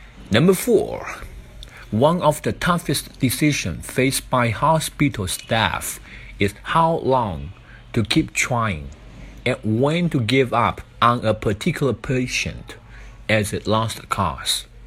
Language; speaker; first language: English; non-native, fluent; Chinese